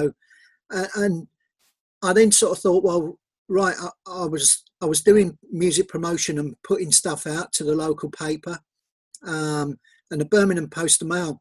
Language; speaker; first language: English; native; English